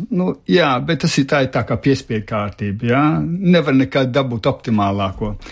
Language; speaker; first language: Latvian; early bilingual, heritage; Latvian